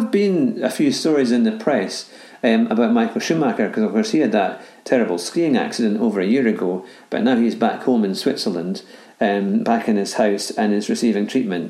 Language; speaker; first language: English; native; English